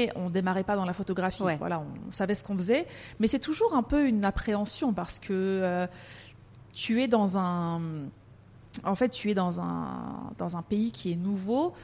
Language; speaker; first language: French; native; French